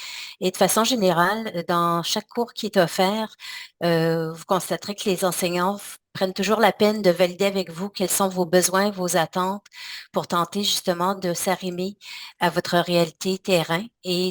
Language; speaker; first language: French; native; French